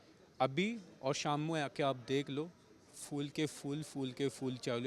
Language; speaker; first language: Hindi; native; Hindi